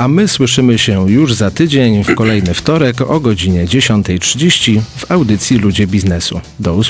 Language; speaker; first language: Polish; native; Polish